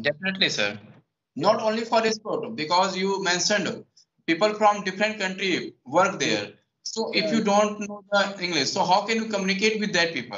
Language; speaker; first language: English; non-native, local second language; Hindi